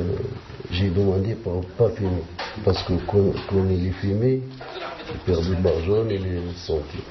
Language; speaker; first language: French; non-native, learner; Arabic